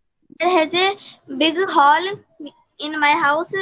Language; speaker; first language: English; non-native, learner; Hindi